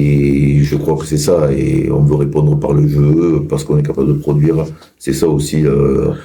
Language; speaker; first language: French; native; French